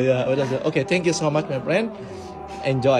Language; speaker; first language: English; non-native, learner; Sasak